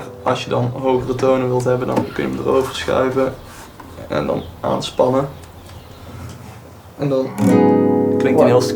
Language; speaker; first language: Dutch; native; Dutch